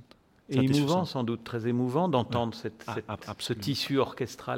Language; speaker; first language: French; native; French